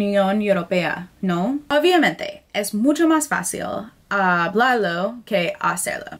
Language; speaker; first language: Spanish; non-native, fluent; English